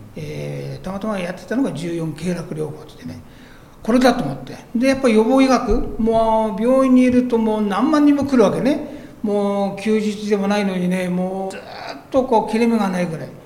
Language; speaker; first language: Japanese; native; Japanese